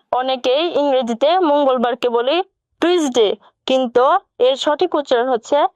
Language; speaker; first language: Bangla; native; Bangla